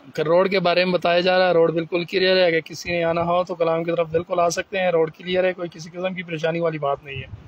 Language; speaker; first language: Urdu; non-native, local second language; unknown